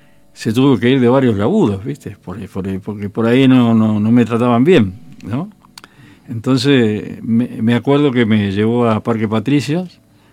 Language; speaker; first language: Spanish; native; Spanish